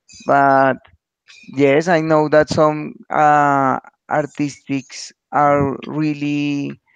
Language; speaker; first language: English; non-native, learner; Spanish